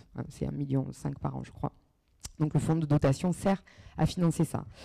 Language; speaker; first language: French; native; French